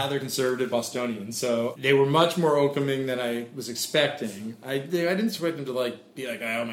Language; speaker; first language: English; native; English